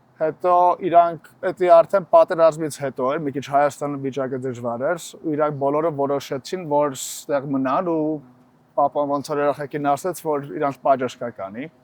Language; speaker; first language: Armenian; early bilingual, heritage; Armenian